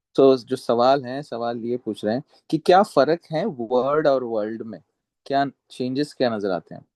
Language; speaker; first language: Hindi; non-native, local second language; Marathi